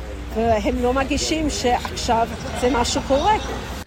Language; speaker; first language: Hebrew; non-native, fluent; English